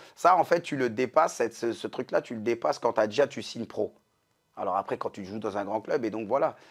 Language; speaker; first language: French; native; French